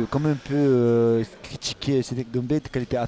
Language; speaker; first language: French; native; French